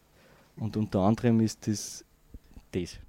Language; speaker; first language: German; native; German